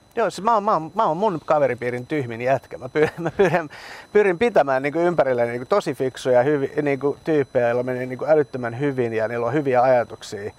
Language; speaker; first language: Finnish; early bilingual, other home language; Persian